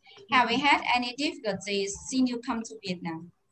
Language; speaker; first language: English; non-native, fluent; Vietnamese